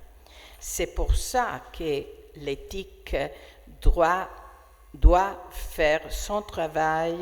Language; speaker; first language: French; non-native, fluent; Italian